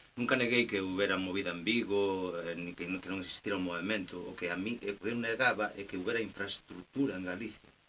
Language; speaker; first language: Galician; non-native, local second language; Spanish